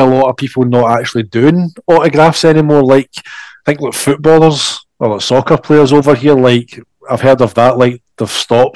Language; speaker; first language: English; native; English